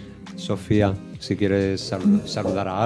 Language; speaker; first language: Spanish; native; Spanish